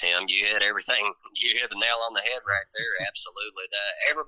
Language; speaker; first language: English; native; English